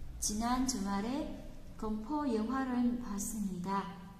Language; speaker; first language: Korean; non-native, fluent; Vietnamese